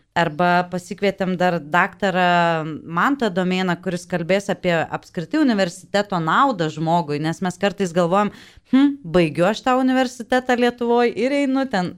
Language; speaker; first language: Lithuanian; native; Lithuanian